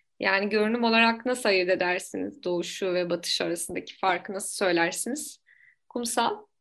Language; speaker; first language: Turkish; native; Turkish